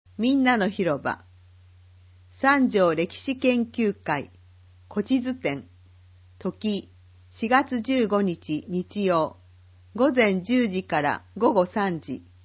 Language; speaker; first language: Japanese; native; Japanese